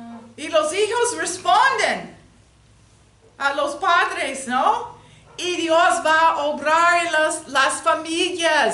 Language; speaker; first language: Spanish; non-native, learner; English